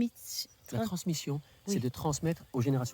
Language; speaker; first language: French; native; French